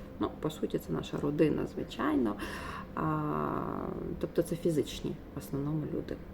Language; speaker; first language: Ukrainian; non-native, local second language; Russian